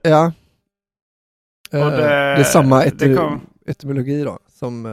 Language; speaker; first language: Swedish; native; Swedish